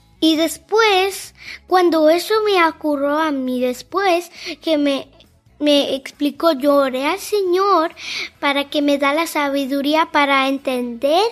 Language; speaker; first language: Spanish; early bilingual, heritage; Spanish